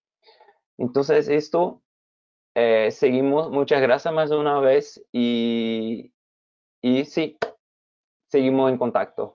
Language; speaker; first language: Spanish; non-native, fluent; Portuguese